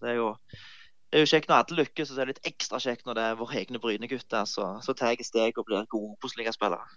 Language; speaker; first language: Norwegian; native; Norwegian